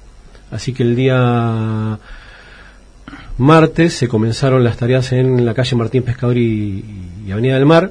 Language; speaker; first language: Spanish; native; Spanish